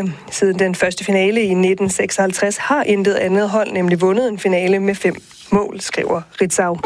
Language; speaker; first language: Danish; native; Danish